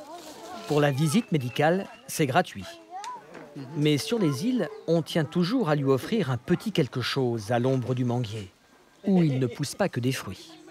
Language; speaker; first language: French; native; French